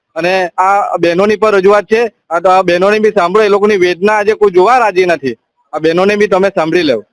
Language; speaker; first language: Gujarati; native; Gujarati